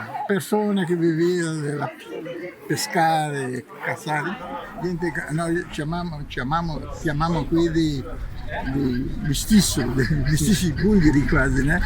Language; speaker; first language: Italian; early bilingual, heritage; Portuguese